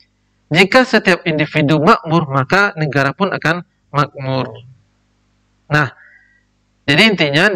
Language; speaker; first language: Indonesian; native; Indonesian